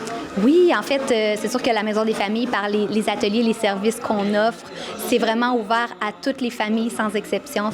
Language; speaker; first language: French; native; French